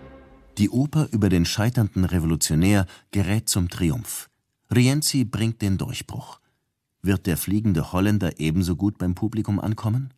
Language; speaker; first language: German; native; German